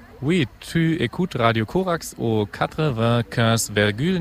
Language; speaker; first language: French; non-native, fluent; German